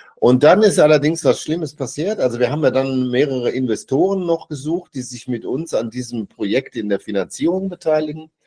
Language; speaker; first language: German; native; German